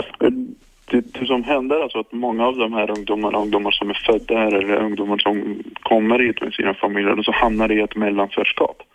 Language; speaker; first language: Swedish; non-native, fluent; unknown